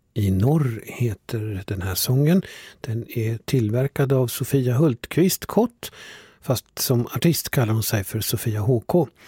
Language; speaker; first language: Swedish; native; Swedish